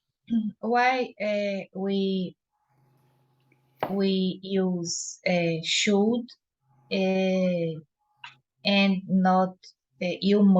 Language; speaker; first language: English; non-native, learner; Portuguese